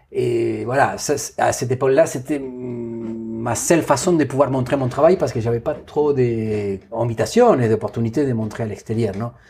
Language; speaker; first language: French; non-native, fluent; Spanish